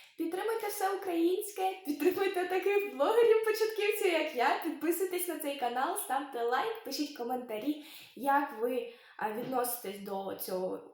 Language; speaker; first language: Ukrainian; native; Ukrainian